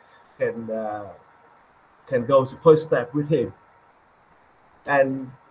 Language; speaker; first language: English; non-native, learner; Vietnamese